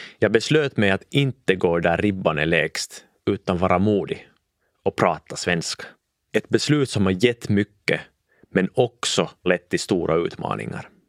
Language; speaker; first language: Swedish; non-native, local second language; Finnish